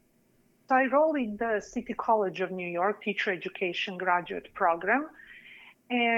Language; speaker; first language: English; non-native, fluent; Serbian